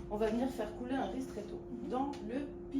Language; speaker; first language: French; native; French